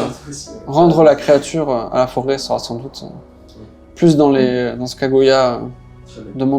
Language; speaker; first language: French; native; French